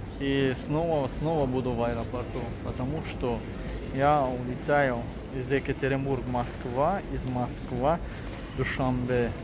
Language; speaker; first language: Russian; non-native, learner; Tajik